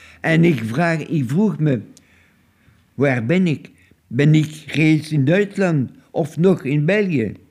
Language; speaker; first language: Dutch; non-native, local second language; French